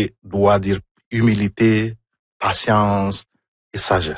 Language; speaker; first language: French; non-native, fluent; Igbo